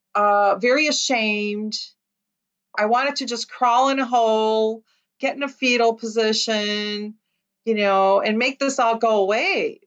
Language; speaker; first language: English; early bilingual, other home language; Lithuanian